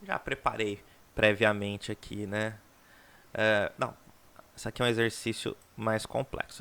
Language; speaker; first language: Portuguese; native; Portuguese